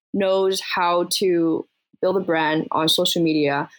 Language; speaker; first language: English; early bilingual, other home language; Chinese